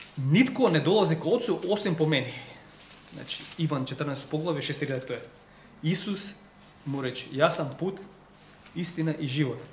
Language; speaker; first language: Serbian; non-native, fluent; Macedonian